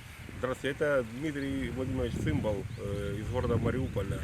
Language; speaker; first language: Russian; native; Russian